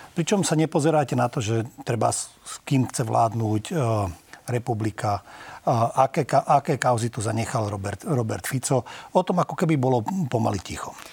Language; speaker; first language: Slovak; non-native, local second language; Hungarian